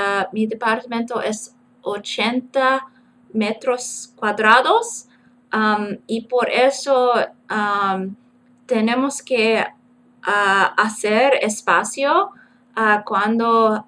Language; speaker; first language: Spanish; non-native, learner; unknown